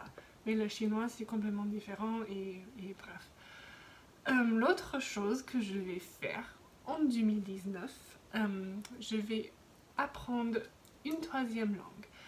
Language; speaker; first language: French; non-native, fluent; English